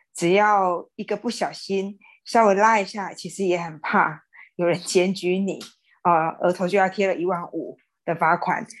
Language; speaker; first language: Chinese; native; Chinese